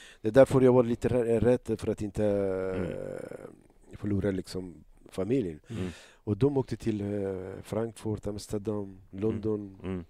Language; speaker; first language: Swedish; non-native, learner; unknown